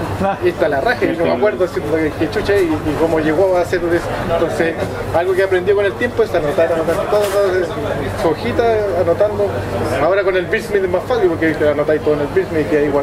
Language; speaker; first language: Spanish; native; Spanish